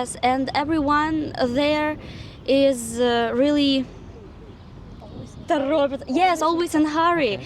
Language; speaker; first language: English; non-native, fluent; Russian